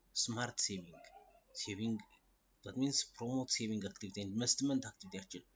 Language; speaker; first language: English; non-native, local second language; Amharic